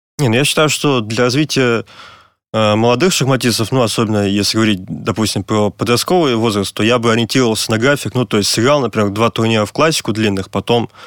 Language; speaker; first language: Russian; native; Russian